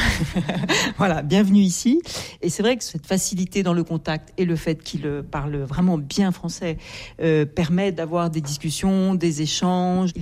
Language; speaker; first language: French; native; French